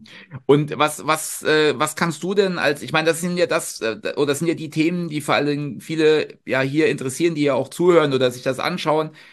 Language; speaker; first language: German; native; German